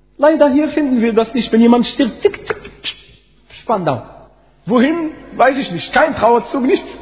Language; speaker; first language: German; non-native, fluent; Arabic